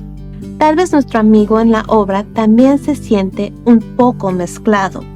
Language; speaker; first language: Spanish; early bilingual, other home language; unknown